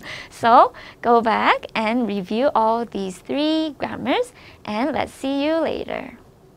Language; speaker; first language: English; non-native, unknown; Korean